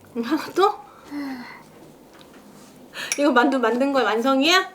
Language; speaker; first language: Korean; native; Korean